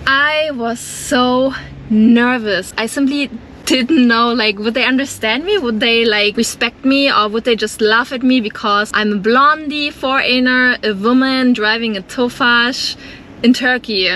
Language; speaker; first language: English; non-native, fluent; German